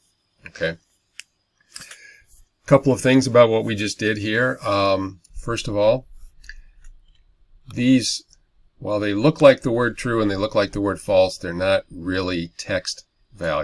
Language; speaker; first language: English; native; English